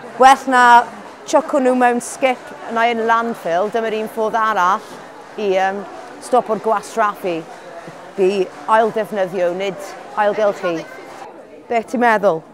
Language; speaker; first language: Welsh; non-native, learner; English